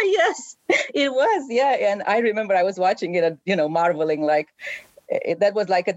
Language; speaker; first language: English; non-native, fluent; Romanian